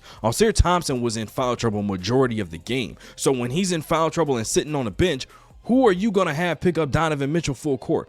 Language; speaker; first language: English; native; English